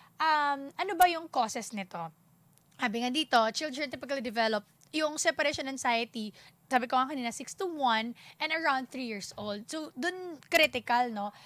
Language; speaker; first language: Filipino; non-native, local second language; Cebuano